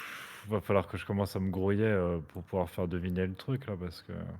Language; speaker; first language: French; native; French